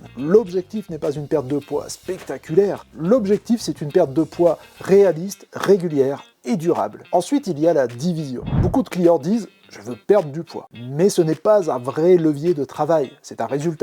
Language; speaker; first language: French; native; French